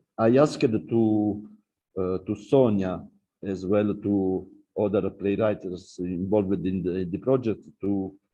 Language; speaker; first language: English; non-native, learner; Italian